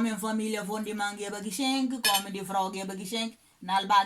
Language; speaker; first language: German; non-native, learner; Kabuverdianu